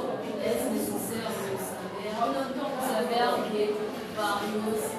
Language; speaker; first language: Spanish; non-native, learner; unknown